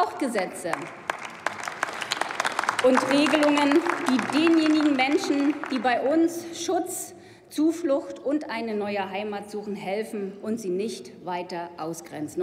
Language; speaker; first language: German; native; German